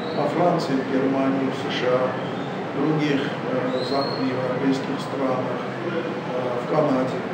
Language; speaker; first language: Russian; non-native, local second language; Armenian